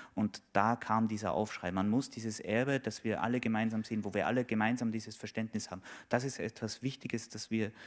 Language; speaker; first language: German; native; German